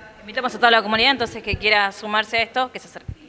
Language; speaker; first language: Spanish; native; Spanish